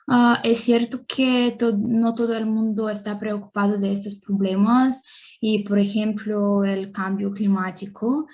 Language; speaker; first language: Spanish; non-native, fluent; Bulgarian